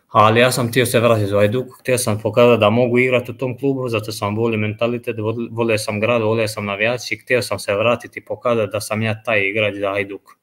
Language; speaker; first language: Croatian; non-native, fluent; Albanian